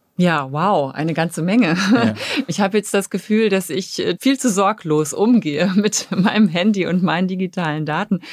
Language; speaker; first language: German; native; German